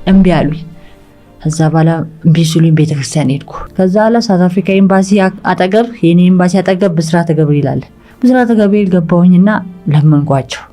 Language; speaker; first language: Amharic; early bilingual, other home language; English